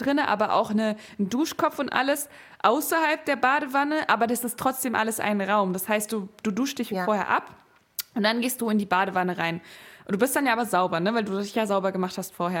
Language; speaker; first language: German; native; German